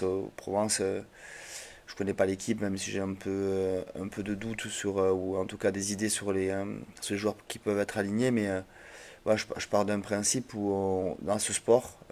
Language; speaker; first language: French; native; French